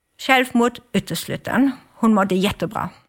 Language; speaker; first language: Swedish; non-native, fluent; German